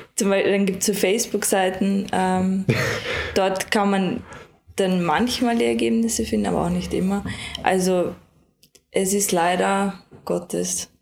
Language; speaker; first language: German; native; German